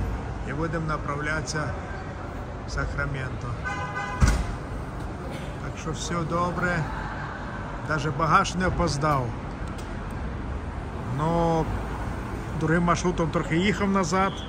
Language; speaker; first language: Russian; non-native, local second language; Ukrainian